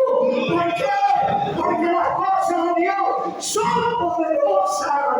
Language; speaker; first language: Spanish; native; Spanish